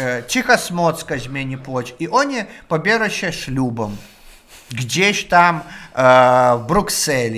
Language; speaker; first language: Polish; non-native, learner; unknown